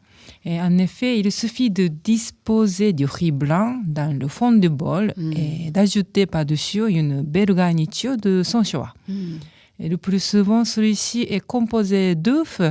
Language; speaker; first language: French; non-native, fluent; Japanese